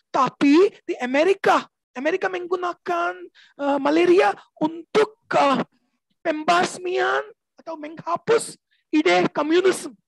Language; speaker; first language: Indonesian; non-native, learner; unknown